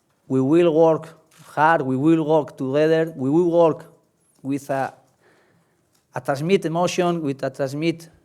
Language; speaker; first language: English; non-native, learner; Spanish